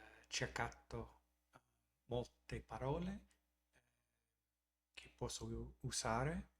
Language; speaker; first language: Italian; non-native, learner; English